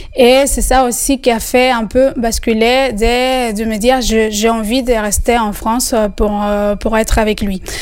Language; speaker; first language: French; non-native, fluent; Spanish